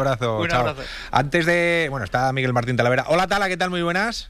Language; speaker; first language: Spanish; native; Spanish